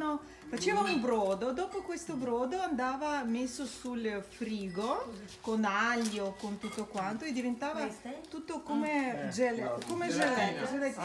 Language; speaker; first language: Italian; non-native, fluent; Russian